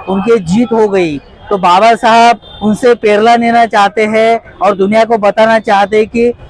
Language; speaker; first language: Hindi; non-native, local second language; Marathi